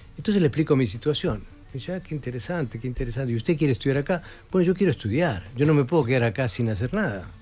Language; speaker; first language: Spanish; native; Spanish